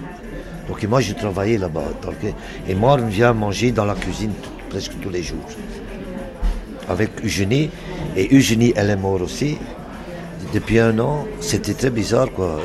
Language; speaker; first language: French; non-native, local second language; Dutch